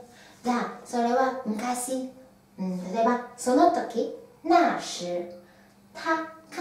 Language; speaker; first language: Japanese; non-native, fluent; Chinese